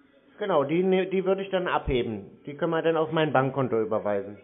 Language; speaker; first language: German; native; German